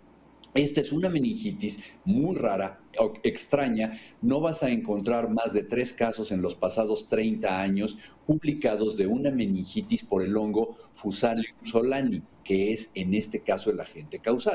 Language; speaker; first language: Spanish; native; Spanish